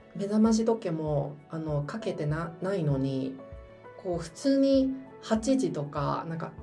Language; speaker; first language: Japanese; non-native, fluent; Chinese